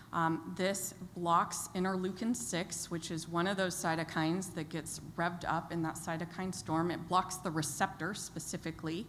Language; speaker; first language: English; native; English